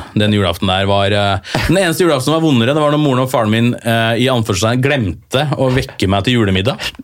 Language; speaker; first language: Norwegian; native; Norwegian